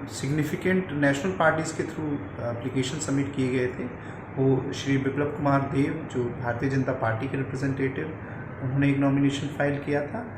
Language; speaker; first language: Hindi; native; Hindi